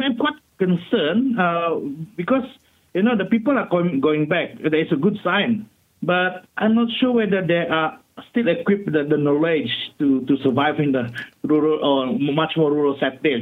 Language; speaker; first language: English; non-native, local second language; Malay